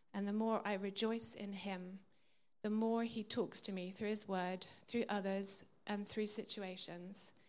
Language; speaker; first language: English; native; English